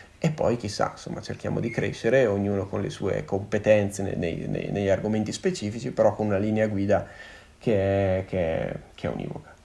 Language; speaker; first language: Italian; native; Italian